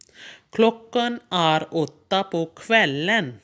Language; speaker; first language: Swedish; non-native, fluent; Urdu